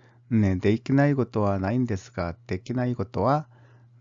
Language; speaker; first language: Korean; native; Korean